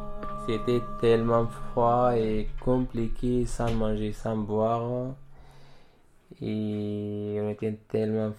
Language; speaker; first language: French; non-native, learner; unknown